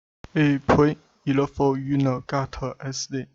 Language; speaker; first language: French; non-native, learner; Chinese